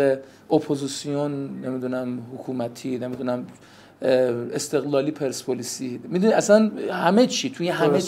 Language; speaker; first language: Persian; native; Persian